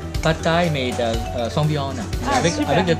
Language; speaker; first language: French; non-native, learner; Thai